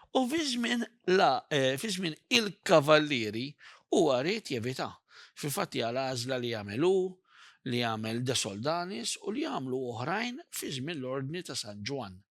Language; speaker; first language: Maltese; native; Maltese